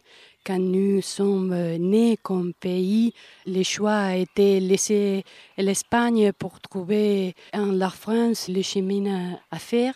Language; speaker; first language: French; non-native, fluent; Spanish